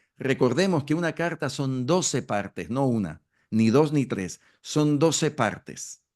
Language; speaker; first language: Spanish; native; Spanish